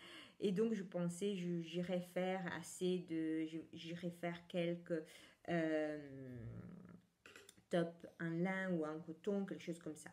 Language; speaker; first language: French; non-native, fluent; Italian